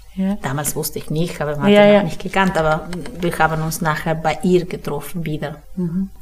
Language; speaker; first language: German; non-native, fluent; Spanish